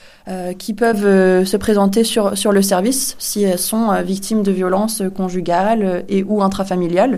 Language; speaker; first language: French; native; French